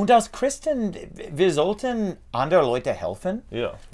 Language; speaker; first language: German; non-native, learner; English